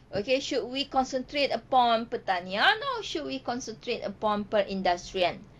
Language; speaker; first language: English; non-native, local second language; Malay